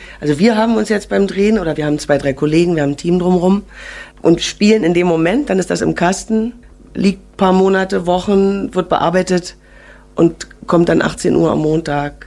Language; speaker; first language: German; native; German